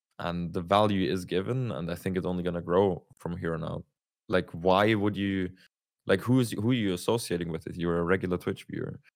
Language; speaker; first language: English; non-native, fluent; German